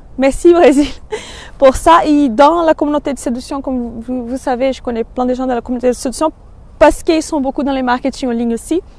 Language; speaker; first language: French; non-native, fluent; Portuguese